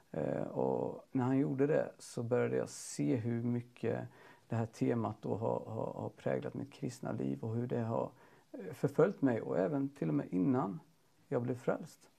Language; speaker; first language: Swedish; native; Swedish